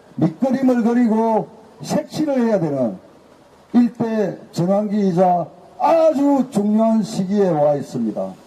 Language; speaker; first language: Korean; native; Korean